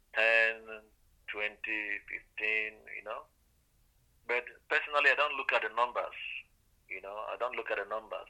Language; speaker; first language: English; non-native, local second language; Igbo